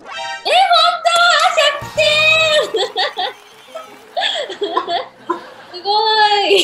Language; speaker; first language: Japanese; native; Japanese